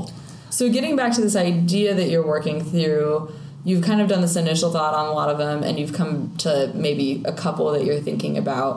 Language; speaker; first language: English; native; English